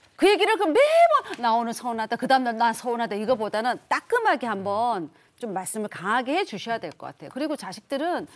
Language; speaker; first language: Korean; native; Korean